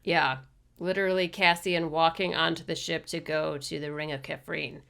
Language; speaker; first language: English; native; English